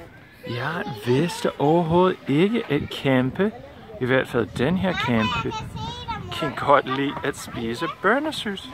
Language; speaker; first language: Danish; non-native, fluent; English